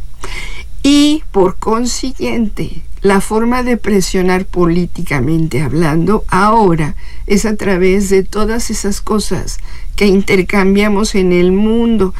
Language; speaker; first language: Spanish; native; Spanish